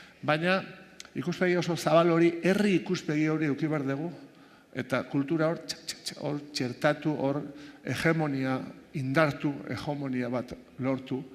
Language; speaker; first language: Basque; native; Basque